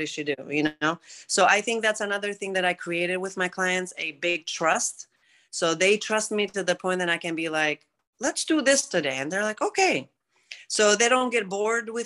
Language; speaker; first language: English; non-native, fluent; Greek